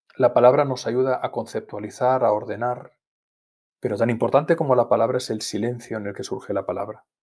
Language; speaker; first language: Spanish; native; Spanish